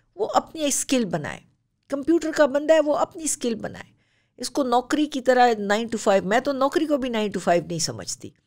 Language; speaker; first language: Urdu; non-native, local second language; Pashto